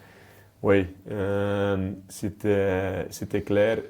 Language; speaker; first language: French; non-native, local second language; Dutch